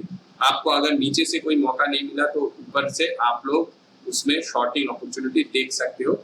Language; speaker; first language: Hindi; native; Hindi